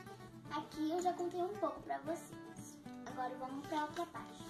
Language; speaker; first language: Portuguese; native; Portuguese